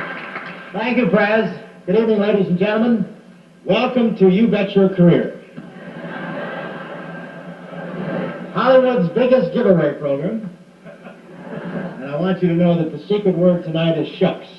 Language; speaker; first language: English; native; English